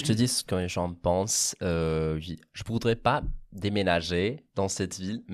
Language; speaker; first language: French; non-native, fluent; Catalan